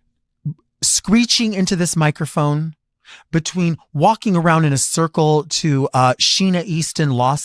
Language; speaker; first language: English; native; English